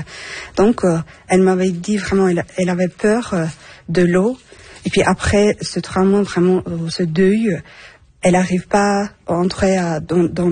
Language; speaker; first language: French; non-native, fluent; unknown